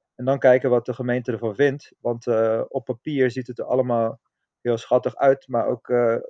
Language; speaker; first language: Dutch; non-native, fluent; German